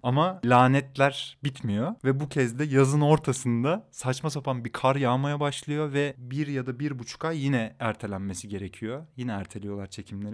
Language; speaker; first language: Turkish; native; Turkish